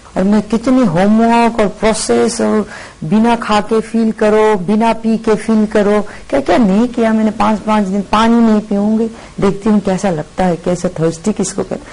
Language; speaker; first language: Hindi; non-native, local second language; Bangla